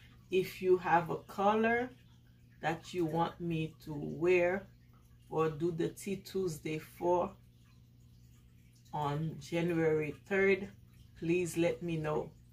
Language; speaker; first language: English; non-native, fluent; Haitian Creole